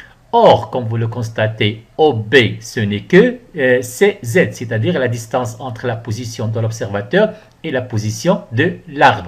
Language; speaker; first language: French; non-native, local second language; Arabic